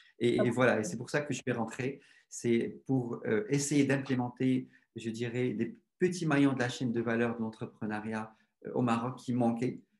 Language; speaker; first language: French; non-native, local second language; Arabic